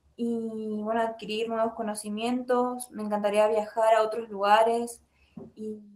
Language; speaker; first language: Spanish; native; Spanish